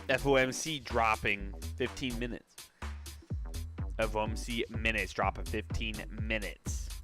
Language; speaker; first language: English; native; English